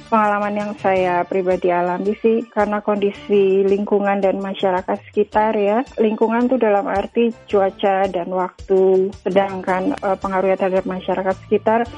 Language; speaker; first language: Indonesian; native; Indonesian